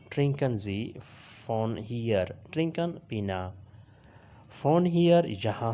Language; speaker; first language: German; non-native, learner; Urdu